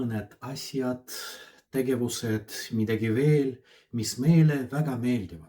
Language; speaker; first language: Estonian; non-native, fluent; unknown